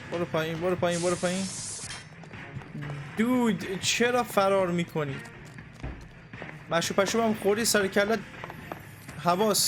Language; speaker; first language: Persian; native; Persian